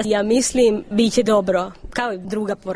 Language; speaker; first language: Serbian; non-native, local second language; Hungarian